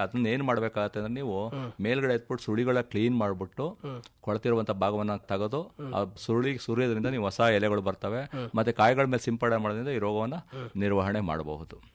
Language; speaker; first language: Kannada; native; Kannada